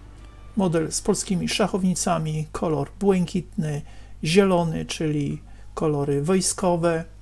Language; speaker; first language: Polish; native; Polish